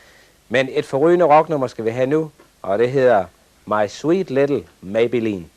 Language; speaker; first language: Danish; native; Danish